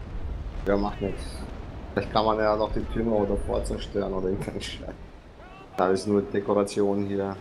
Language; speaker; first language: German; native; German